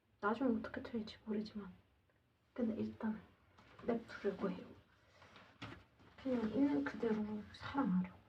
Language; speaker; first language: Korean; non-native, learner; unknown